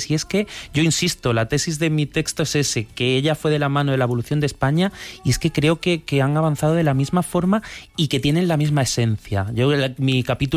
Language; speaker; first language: Spanish; native; Spanish